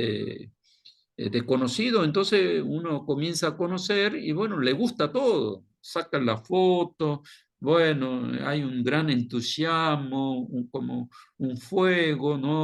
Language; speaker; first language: Spanish; non-native, fluent; Korean